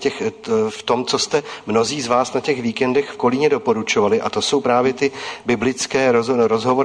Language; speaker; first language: Czech; native; Czech